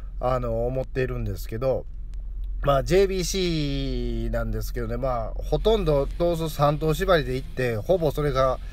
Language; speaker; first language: Japanese; native; Japanese